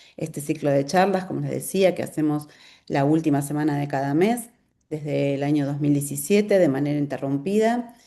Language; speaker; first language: Spanish; native; Spanish